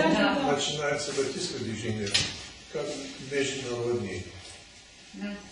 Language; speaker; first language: Russian; non-native, learner; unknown